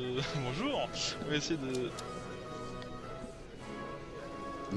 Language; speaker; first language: French; native; French